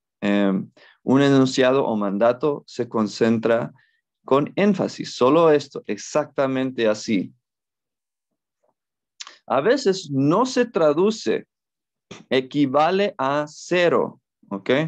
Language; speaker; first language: Spanish; non-native, fluent; English